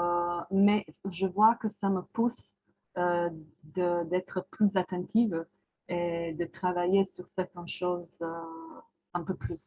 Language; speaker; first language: French; non-native, fluent; Croatian